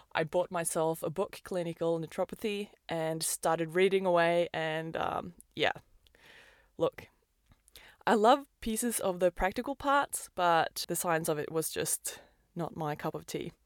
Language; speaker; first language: English; non-native, fluent; Norwegian